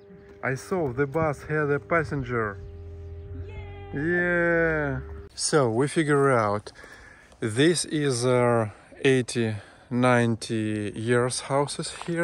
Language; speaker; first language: English; non-native, learner; Russian